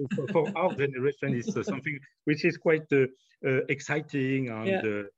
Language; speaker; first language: English; non-native, fluent; French